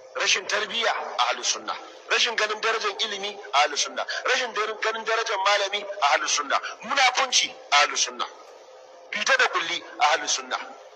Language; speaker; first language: Hausa; native; Hausa